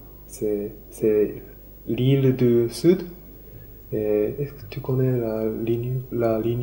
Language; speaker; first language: French; non-native, learner; Japanese